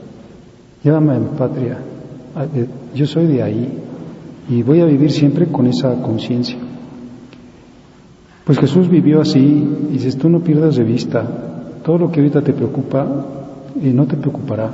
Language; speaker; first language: Spanish; native; Spanish